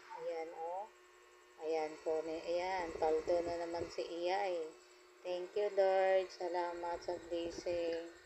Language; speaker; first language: Filipino; non-native, local second language; Hiligaynon